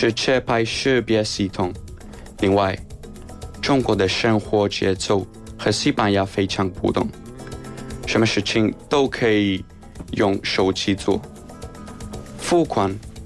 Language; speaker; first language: Chinese; non-native, fluent; Spanish